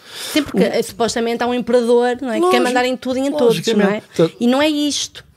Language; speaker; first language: Portuguese; early bilingual, other home language; French